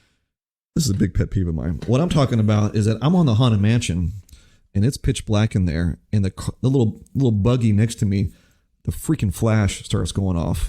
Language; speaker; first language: English; native; English